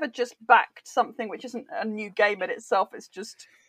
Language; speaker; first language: English; native; English